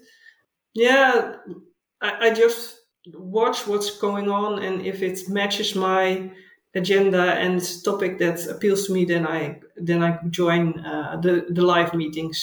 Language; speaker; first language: English; non-native, fluent; Dutch